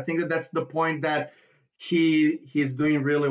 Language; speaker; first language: English; non-native, fluent; Portuguese